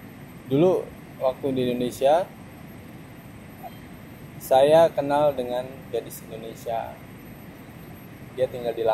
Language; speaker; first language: Indonesian; non-native, fluent; German